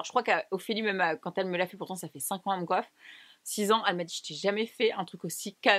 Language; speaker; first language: French; native; French